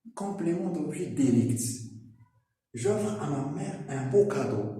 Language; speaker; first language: French; non-native, local second language; Arabic